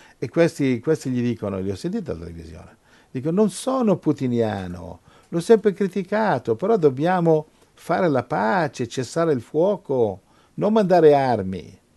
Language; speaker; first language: Italian; non-native, fluent; English